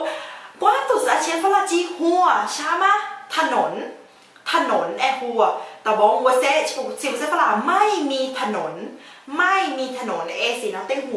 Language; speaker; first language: Portuguese; non-native, learner; Thai